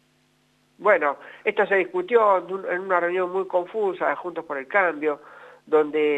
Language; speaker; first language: Spanish; native; Spanish